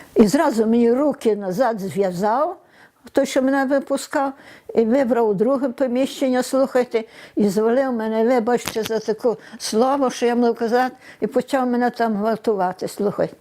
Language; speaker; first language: Ukrainian; native; Ukrainian